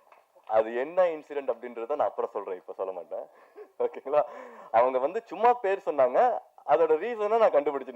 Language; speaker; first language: Tamil; native; Tamil